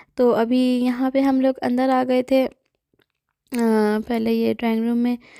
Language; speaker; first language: Urdu; native; Urdu